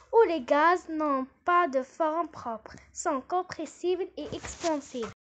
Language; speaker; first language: French; non-native, local second language; Arabic